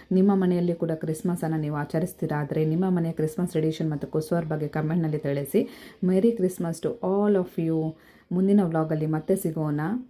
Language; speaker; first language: Kannada; non-native, local second language; Konkani